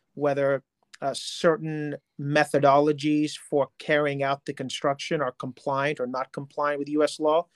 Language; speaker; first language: English; non-native, local second language; Hindi